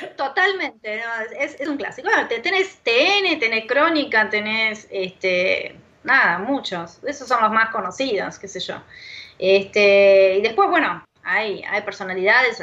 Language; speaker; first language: Spanish; non-native, fluent; Portuguese